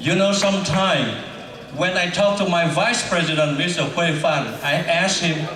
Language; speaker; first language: English; non-native, fluent; Vietnamese